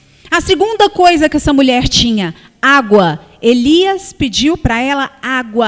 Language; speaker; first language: Portuguese; native; Portuguese